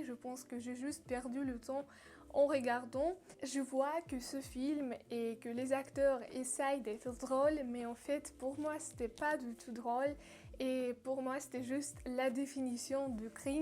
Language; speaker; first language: French; non-native, learner; Russian